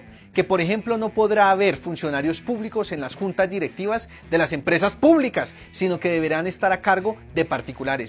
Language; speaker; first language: Spanish; native; Spanish